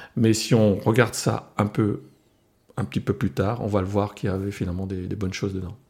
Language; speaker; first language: French; non-native, local second language; Swiss German